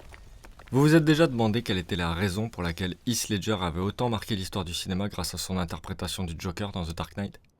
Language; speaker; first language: French; native; French